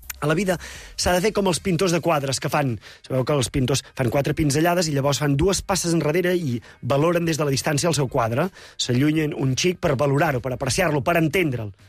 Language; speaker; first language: Catalan; native; Catalan